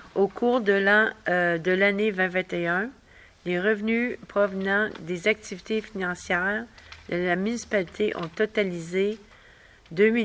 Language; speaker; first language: French; native; French